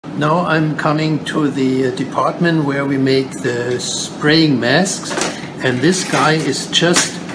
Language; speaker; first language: English; non-native, fluent; German